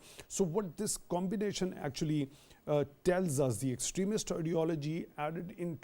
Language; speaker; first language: English; non-native, local second language; Urdu